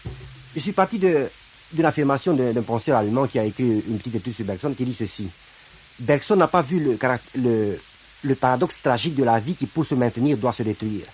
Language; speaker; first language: French; non-native, fluent; Romanian